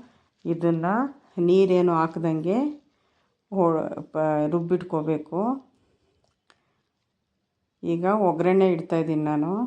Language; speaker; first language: Kannada; native; Kannada